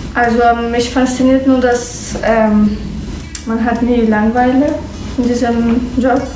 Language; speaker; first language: German; non-native, fluent; Russian